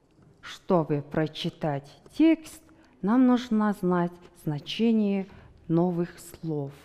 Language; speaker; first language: Russian; non-native, fluent; Mongolian